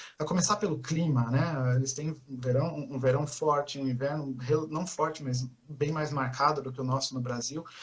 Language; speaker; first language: Portuguese; native; Portuguese